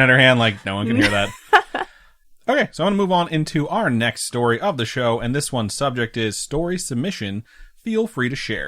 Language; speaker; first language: English; native; English